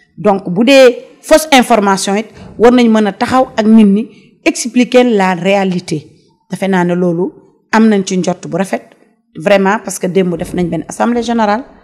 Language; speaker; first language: Wolof; native; Wolof